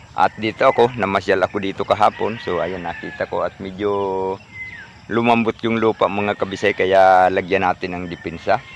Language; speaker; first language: Filipino; non-native, local second language; Cebuano